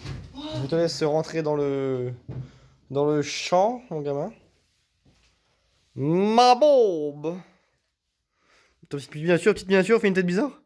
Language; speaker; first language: French; native; French